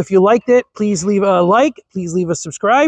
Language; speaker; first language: English; native; English